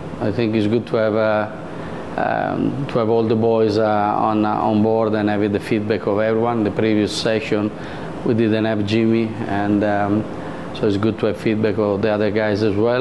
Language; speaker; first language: English; non-native, fluent; Italian